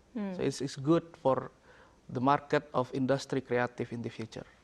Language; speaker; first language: English; non-native, learner; Indonesian